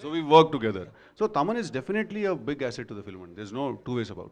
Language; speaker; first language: Telugu; native; Telugu